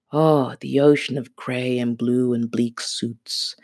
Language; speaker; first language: English; non-native, local second language; Swahili